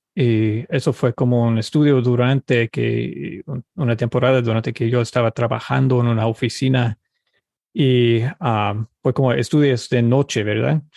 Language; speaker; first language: Spanish; early bilingual, heritage; Spanish